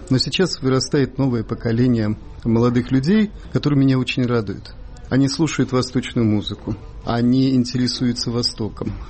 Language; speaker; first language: Russian; native; Russian